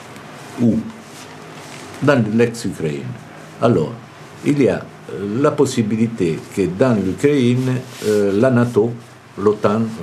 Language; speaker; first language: French; non-native, fluent; Italian